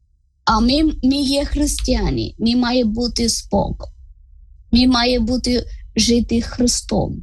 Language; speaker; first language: Ukrainian; non-native, learner; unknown